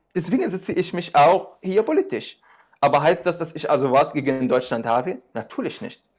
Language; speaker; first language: German; non-native, fluent; Arabic